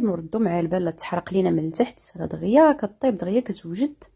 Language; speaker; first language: Arabic; native; Arabic